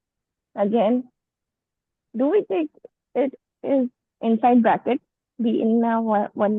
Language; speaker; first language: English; non-native, learner; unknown